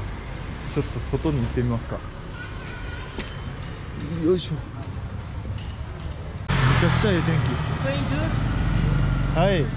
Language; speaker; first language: Japanese; native; Japanese